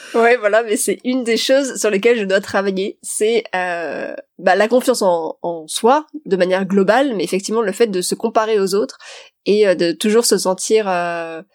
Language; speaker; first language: French; native; French